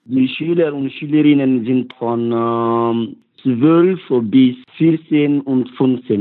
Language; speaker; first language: German; non-native, learner; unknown